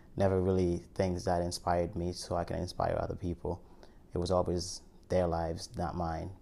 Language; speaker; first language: English; early bilingual, other home language; Haitian Creole